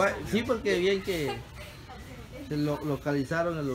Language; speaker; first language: Spanish; native; Spanish